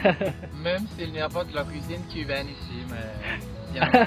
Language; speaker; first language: French; non-native, fluent; Spanish